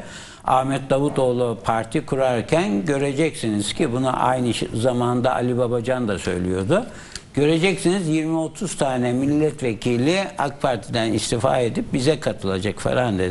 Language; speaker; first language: Turkish; native; Turkish